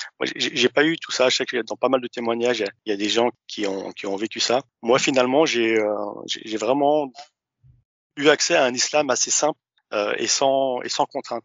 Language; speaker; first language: French; early bilingual, other home language; Arabic